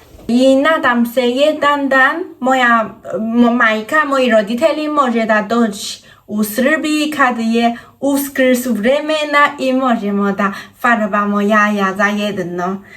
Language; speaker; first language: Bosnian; non-native, learner; Chinese